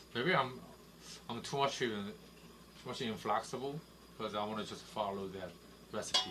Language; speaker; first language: English; non-native, learner; Korean